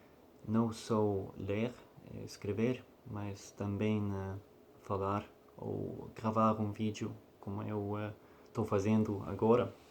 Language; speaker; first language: Portuguese; non-native, learner; Russian